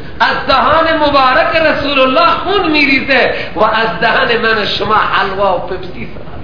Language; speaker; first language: Persian; native; Persian